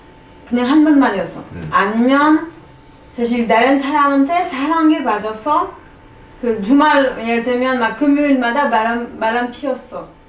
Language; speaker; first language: Korean; non-native, fluent; French